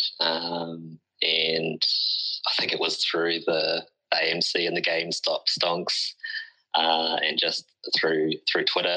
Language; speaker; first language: English; native; English